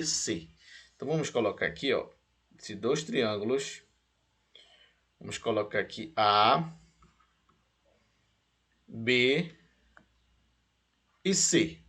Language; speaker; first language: Portuguese; native; Portuguese